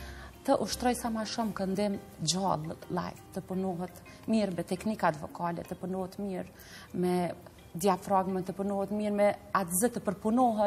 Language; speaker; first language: Albanian; native; Albanian